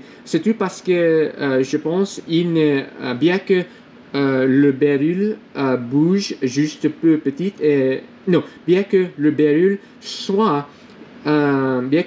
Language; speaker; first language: French; non-native, learner; English